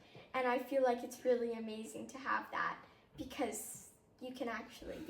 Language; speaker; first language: English; native; English